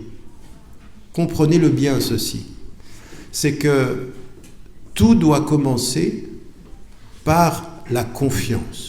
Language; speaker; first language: French; native; French